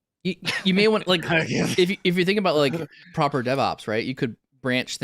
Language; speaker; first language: English; native; English